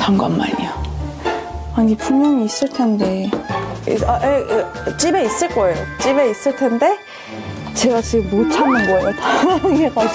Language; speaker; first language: Korean; non-native, fluent; Persian